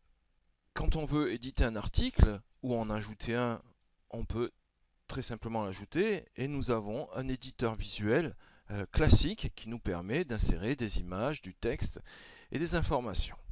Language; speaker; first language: French; native; French